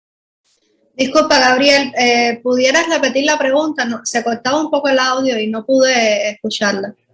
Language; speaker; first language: Spanish; native; Spanish